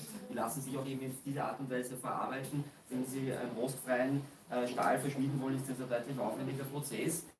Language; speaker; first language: German; native; German